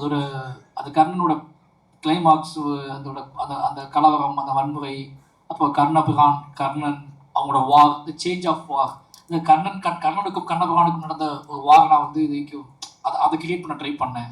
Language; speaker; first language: Tamil; native; Tamil